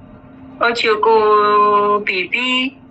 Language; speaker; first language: Cantonese; non-native, learner; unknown